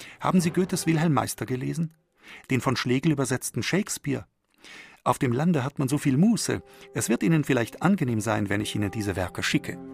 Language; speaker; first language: German; native; German